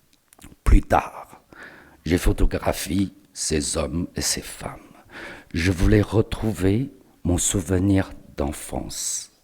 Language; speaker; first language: French; non-native, fluent; Chinese